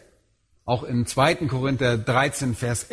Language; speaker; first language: German; native; German